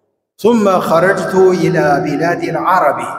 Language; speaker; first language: Arabic; non-native, fluent; Chinese